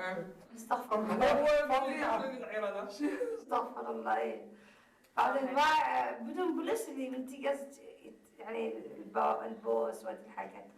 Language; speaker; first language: Arabic; native; Arabic